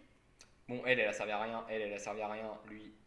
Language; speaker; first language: French; native; French